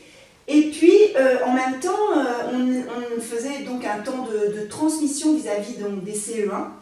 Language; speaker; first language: French; native; French